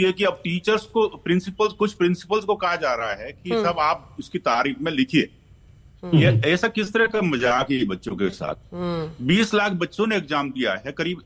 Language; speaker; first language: Hindi; native; Hindi